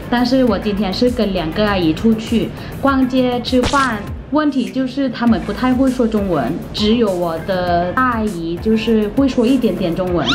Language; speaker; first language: Chinese; non-native, fluent; Thai